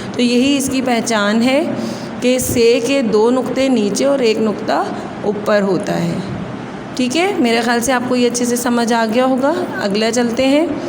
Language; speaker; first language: Urdu; non-native, local second language; Sindhi